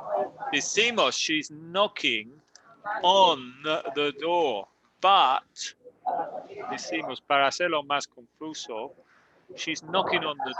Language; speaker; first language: Spanish; non-native, learner; English